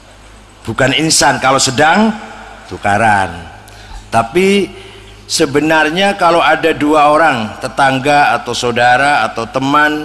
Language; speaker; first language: Indonesian; native; Indonesian